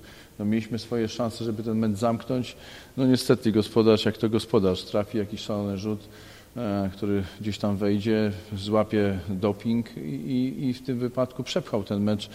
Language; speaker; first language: Polish; native; Polish